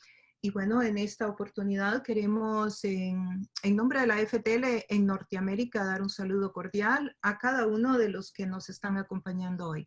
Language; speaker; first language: Spanish; native; Spanish